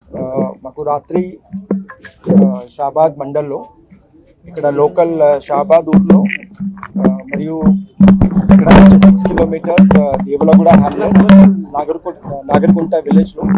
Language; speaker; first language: Telugu; non-native, fluent; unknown